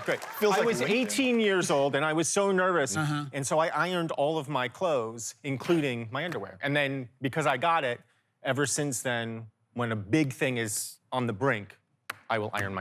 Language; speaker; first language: English; native; English